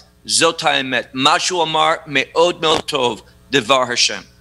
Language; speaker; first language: Hebrew; non-native, fluent; English